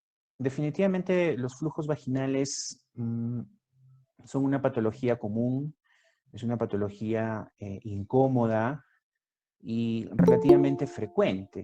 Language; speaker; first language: Spanish; native; Spanish